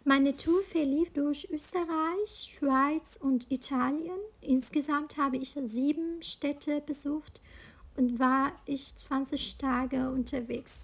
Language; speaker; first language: German; non-native, fluent; Arabic